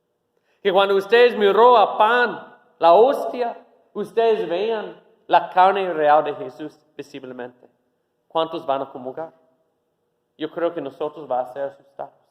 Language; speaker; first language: Spanish; non-native, fluent; English